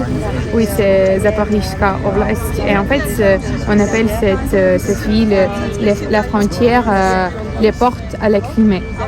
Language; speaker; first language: French; non-native, learner; Ukrainian